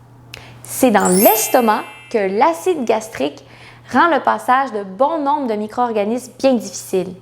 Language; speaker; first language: French; native; French